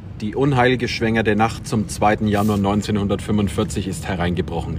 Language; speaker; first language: German; native; German